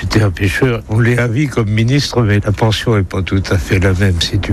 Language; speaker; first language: French; native; French